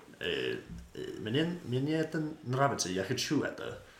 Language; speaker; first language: Russian; non-native, learner; English